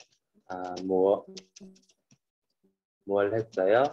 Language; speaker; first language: Korean; non-native, fluent; Vietnamese